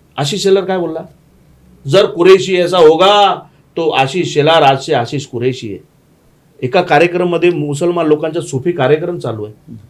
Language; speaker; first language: Marathi; non-native, local second language; Gujarati